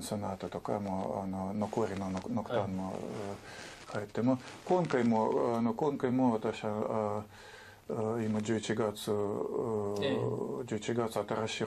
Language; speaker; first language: Japanese; non-native, learner; Russian